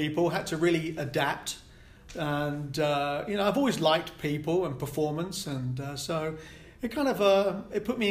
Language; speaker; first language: English; native; English